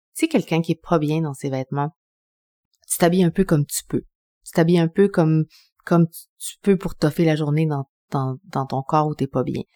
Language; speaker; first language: French; early bilingual, other home language; Spanish